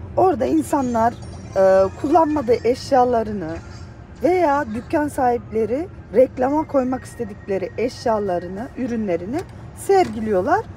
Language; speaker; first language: Turkish; native; Turkish